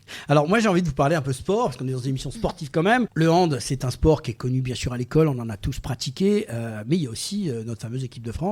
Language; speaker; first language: French; native; French